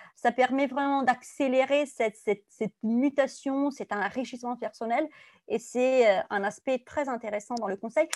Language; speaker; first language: French; non-native, fluent; Italian